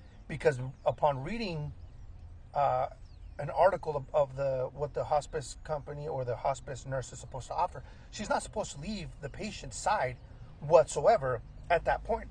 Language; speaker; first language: English; early bilingual, other home language; Spanish